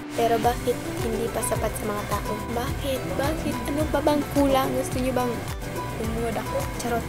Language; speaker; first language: Filipino; non-native, local second language; Cebuano